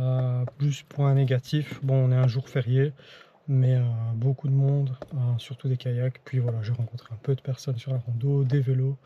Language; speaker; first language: French; native; French